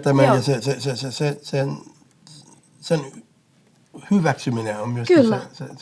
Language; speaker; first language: Finnish; non-native, fluent; English